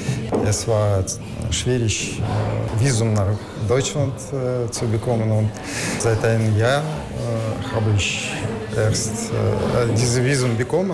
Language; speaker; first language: German; non-native, learner; Russian